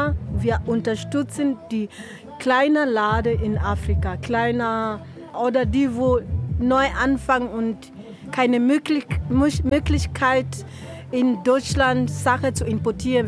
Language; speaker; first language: German; non-native, learner; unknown